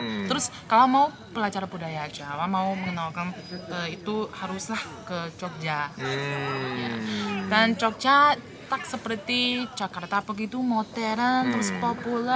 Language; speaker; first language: Indonesian; non-native, fluent; Chinese